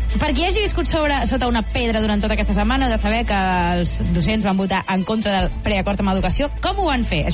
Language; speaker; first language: Catalan; native; Catalan